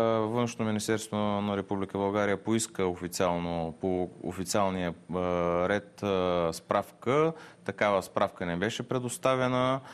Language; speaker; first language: Bulgarian; non-native, local second language; Turkish